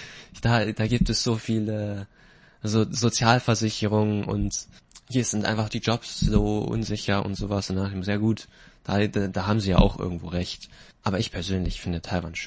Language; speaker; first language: German; native; German